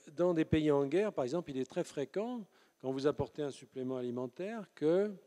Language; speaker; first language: French; native; French